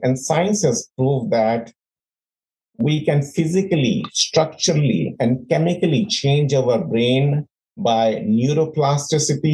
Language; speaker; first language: English; non-native, local second language; Hindi